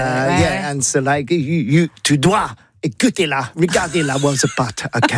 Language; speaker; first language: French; non-native, learner; English